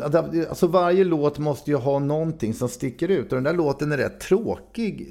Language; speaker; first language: Swedish; native; Swedish